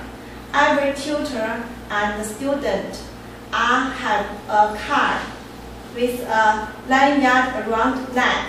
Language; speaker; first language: English; non-native, learner; Chinese